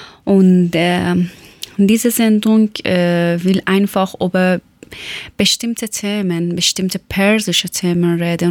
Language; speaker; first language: German; non-native, learner; Persian